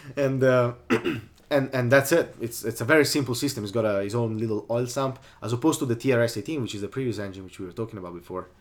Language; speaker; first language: English; non-native, fluent; Italian